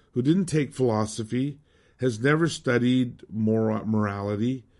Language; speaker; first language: English; native; English